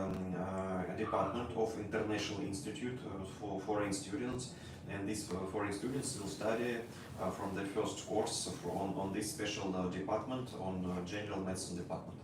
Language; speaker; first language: English; non-native, learner; Russian